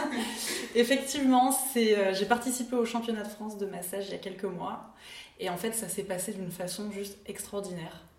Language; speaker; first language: French; native; French